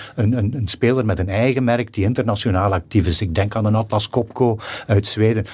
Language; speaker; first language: Dutch; native; Dutch